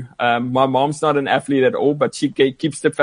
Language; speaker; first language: English; non-native, local second language; Afrikaans